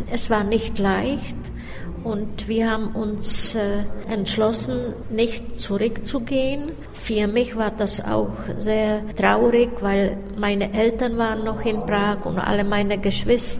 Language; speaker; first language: German; non-native, fluent; Czech